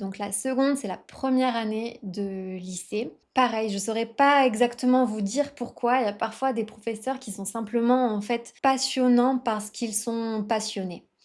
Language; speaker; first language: French; native; French